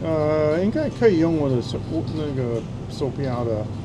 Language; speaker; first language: Chinese; non-native, fluent; English